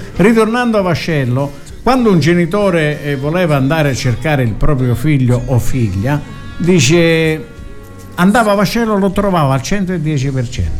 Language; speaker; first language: Italian; native; Italian